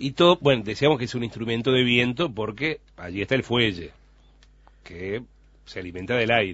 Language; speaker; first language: Spanish; native; Spanish